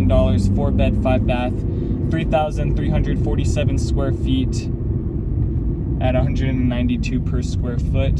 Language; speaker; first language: English; native; English